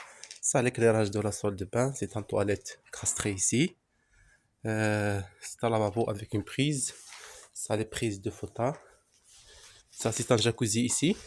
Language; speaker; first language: French; non-native, local second language; Arabic